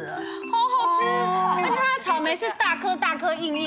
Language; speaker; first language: Chinese; native; Chinese